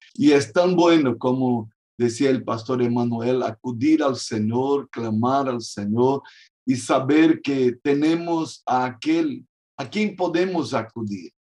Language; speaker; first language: Spanish; non-native, fluent; Portuguese